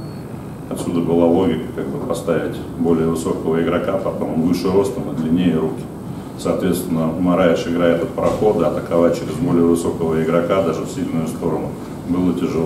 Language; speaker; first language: Russian; native; Russian